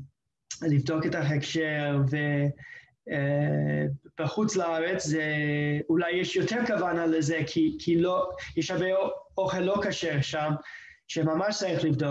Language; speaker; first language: Hebrew; non-native, fluent; English